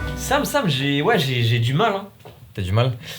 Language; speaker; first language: French; native; French